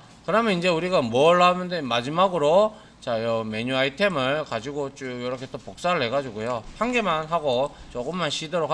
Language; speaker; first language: Korean; native; Korean